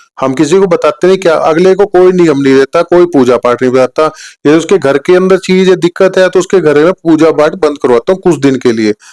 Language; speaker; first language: Hindi; native; Hindi